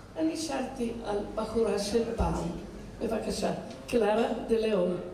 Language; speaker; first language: Hebrew; non-native, fluent; Italian